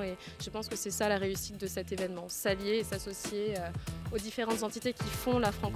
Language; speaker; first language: French; native; French